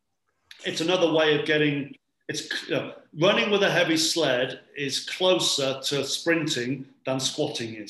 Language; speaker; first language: English; native; English